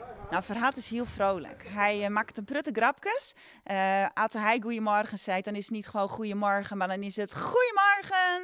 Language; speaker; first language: Dutch; non-native, local second language; Western Frisian